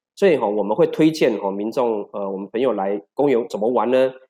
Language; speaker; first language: Chinese; native; Chinese